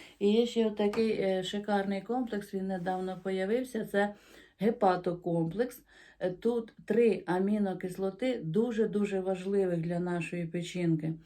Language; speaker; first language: Ukrainian; non-native, local second language; Russian